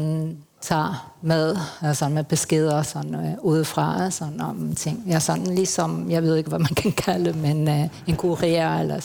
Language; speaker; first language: Danish; non-native, fluent; Spanish